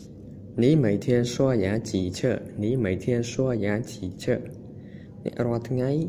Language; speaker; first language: Chinese; non-native, fluent; Khmer